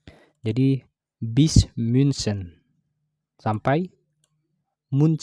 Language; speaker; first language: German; non-native, fluent; Indonesian